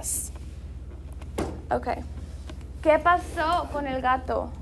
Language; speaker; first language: Spanish; non-native, fluent; English